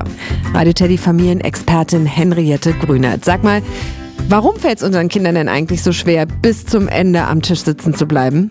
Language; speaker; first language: German; native; German